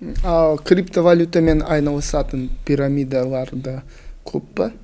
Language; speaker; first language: Kazakh; non-native, local second language; Russian